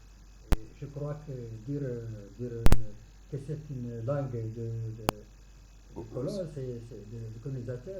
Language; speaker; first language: French; non-native, local second language; Arabic